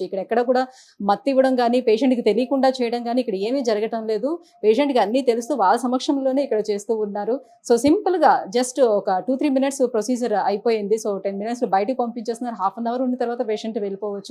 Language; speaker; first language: Telugu; native; Telugu